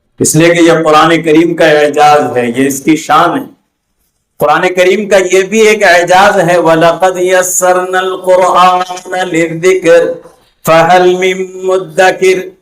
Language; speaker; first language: Urdu; native; Urdu